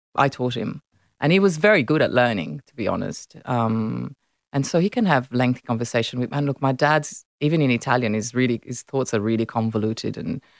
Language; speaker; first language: English; non-native, fluent; Italian